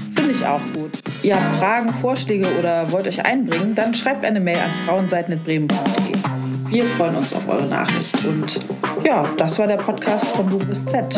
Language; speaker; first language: German; native; German